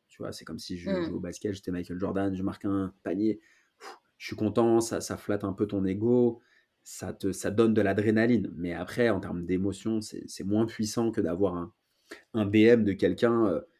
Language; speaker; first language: French; native; French